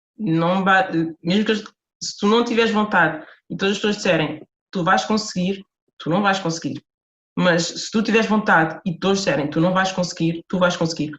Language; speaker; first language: Portuguese; native; Portuguese